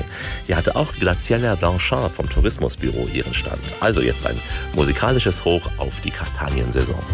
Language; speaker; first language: German; native; German